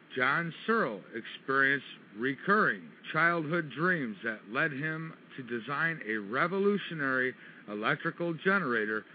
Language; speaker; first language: English; native; English